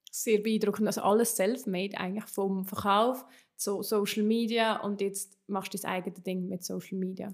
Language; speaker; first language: German; native; German